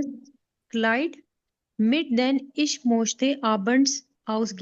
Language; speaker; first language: German; non-native, learner; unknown